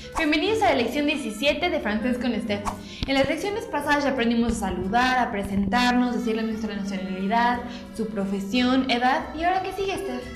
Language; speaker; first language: Spanish; native; Spanish